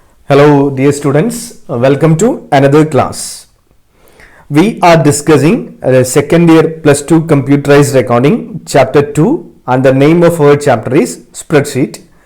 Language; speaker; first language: English; non-native, local second language; Malayalam